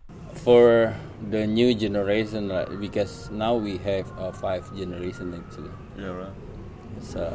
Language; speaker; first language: English; non-native, learner; Indonesian